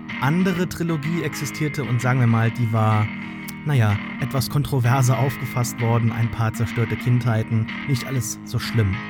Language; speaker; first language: German; native; German